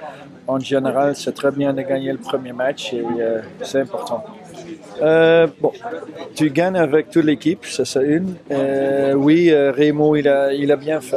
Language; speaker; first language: French; non-native, fluent; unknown